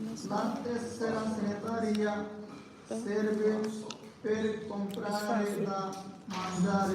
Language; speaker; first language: Italian; non-native, learner; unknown